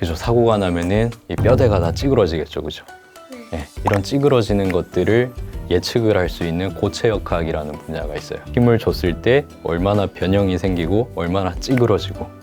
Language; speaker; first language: Korean; native; Korean